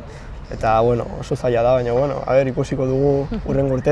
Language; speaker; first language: Basque; non-native, local second language; Spanish